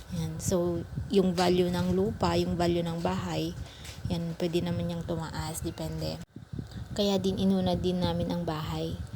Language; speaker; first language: Filipino; non-native, local second language; Iloko